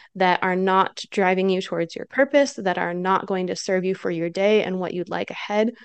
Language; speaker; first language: English; native; English